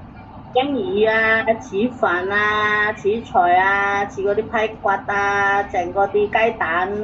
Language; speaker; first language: Cantonese; non-native, learner; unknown